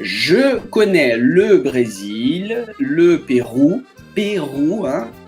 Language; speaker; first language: French; non-native, fluent; Portuguese